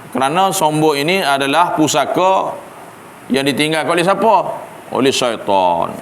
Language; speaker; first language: Malay; native; Malay